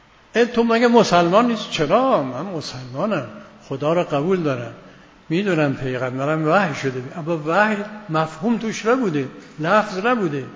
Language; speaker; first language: Persian; native; Persian